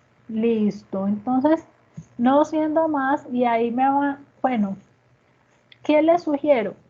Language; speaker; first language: Spanish; native; Spanish